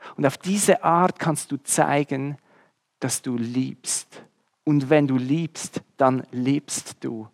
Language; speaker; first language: German; native; German